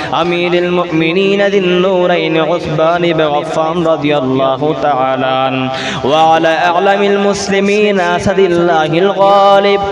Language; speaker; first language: Arabic; non-native, fluent; Bangla